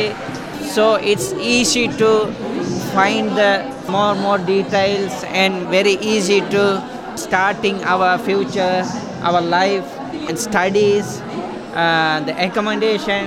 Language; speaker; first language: English; non-native, local second language; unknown